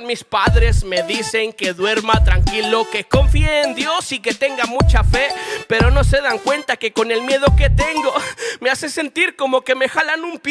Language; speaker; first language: Spanish; native; Spanish